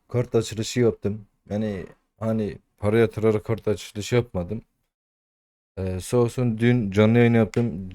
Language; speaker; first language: Turkish; native; Turkish